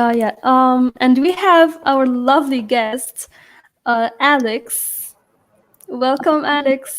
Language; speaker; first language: English; non-native, fluent; Arabic